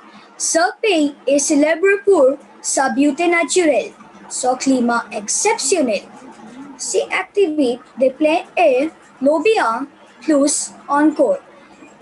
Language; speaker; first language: French; non-native, learner; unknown